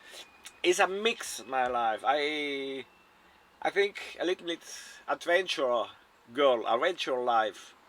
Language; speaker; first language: English; non-native, learner; German